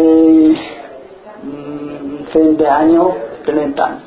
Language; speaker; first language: Spanish; non-native, learner; Chinese